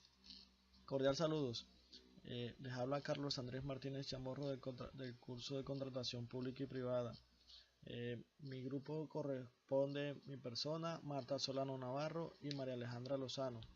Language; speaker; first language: Spanish; native; Spanish